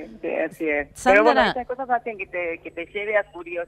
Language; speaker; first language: Spanish; early bilingual, other home language; Korean